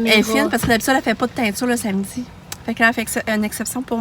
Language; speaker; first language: French; native; French